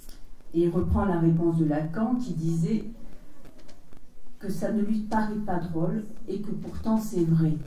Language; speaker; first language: French; native; French